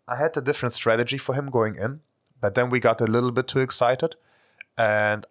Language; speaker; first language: English; non-native, fluent; German